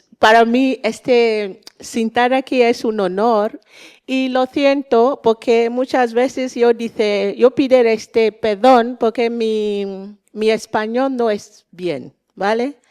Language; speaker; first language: Spanish; non-native, learner; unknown